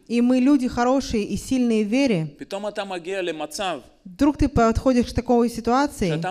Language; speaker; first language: Russian; native; Russian